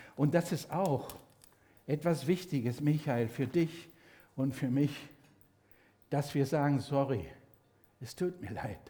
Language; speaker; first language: German; non-native, fluent; Spanish